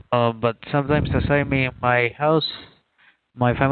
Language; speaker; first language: English; non-native, fluent; Spanish